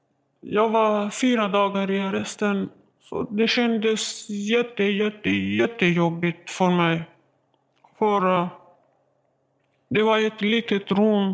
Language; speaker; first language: Swedish; non-native, learner; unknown